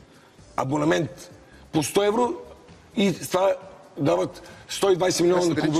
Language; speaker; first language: Bulgarian; native; Bulgarian